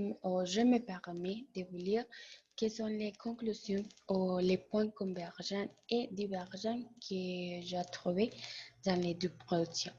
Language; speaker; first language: French; non-native, learner; Spanish